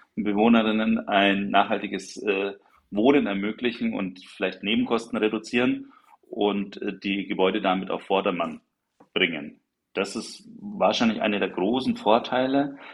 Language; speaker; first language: German; native; German